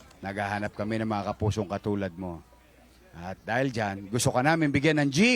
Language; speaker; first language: Filipino; native; Filipino